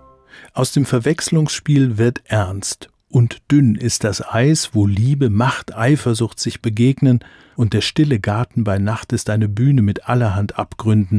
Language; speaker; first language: German; native; German